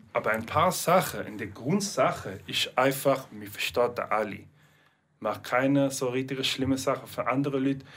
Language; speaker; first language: German; non-native, learner; English